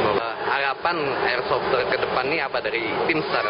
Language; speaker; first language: Indonesian; native; Indonesian